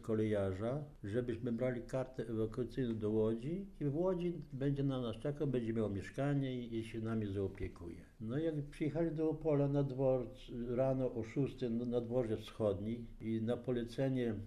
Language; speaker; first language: Polish; native; Polish